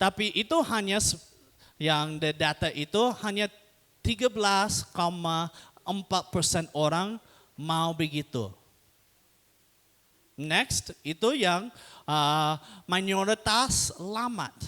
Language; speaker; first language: Indonesian; non-native, fluent; English